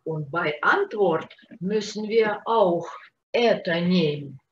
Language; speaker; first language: German; non-native, fluent; Russian